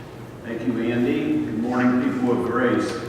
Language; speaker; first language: English; native; English